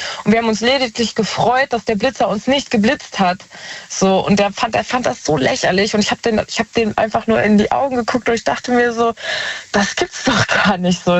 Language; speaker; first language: German; native; German